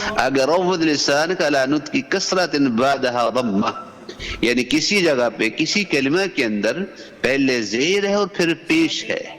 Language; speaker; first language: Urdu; non-native, local second language; Punjabi